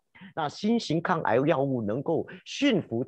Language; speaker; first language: Chinese; native; Chinese